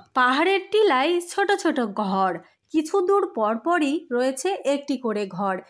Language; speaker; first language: Bangla; native; Bangla